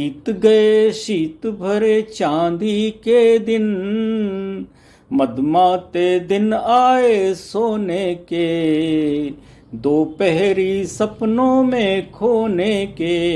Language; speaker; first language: Hindi; native; Hindi